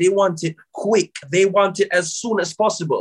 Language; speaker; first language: English; non-native, local second language; Malay